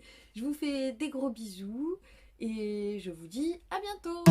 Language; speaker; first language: French; native; French